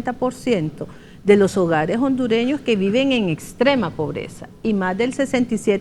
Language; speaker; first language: Spanish; native; Spanish